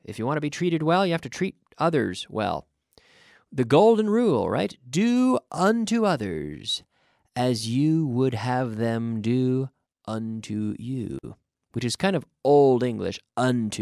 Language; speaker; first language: English; native; English